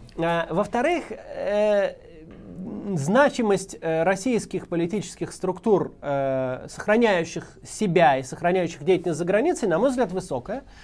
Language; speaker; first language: Russian; native; Russian